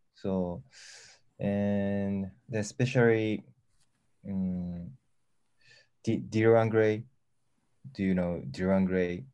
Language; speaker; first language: English; non-native, learner; Japanese